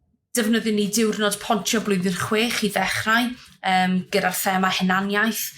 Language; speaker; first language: Welsh; native; Welsh